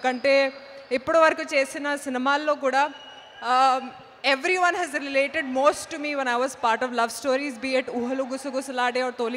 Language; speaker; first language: Telugu; non-native, local second language; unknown